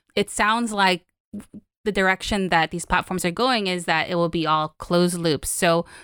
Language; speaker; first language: English; non-native, local second language; Filipino